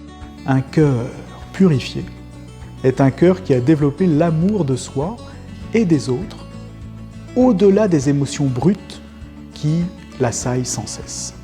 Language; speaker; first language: French; native; French